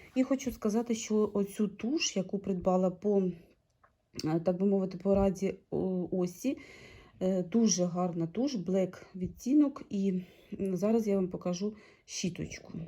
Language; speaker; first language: Ukrainian; non-native, local second language; Russian